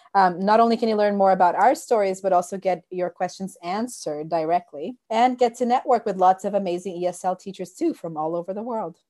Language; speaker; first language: English; non-native, fluent; Portuguese